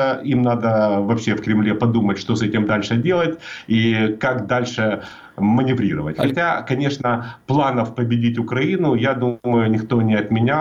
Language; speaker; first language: Russian; native; Russian